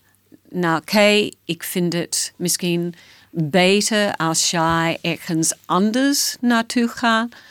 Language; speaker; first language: Dutch; non-native, fluent; English